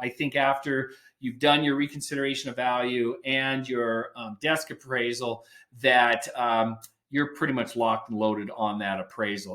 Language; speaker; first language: English; native; English